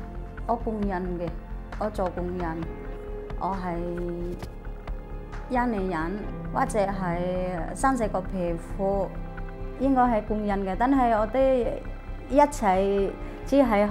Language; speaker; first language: Chinese; non-native, fluent; Indonesian